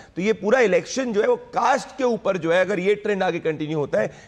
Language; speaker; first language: Hindi; native; Hindi